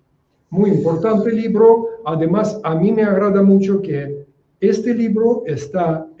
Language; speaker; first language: Spanish; non-native, fluent; Russian